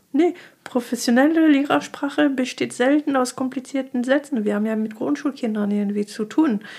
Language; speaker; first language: German; non-native, fluent; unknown